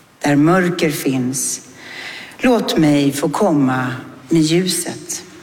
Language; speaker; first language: Swedish; native; Swedish